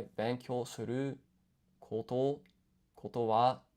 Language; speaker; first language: Japanese; non-native, learner; English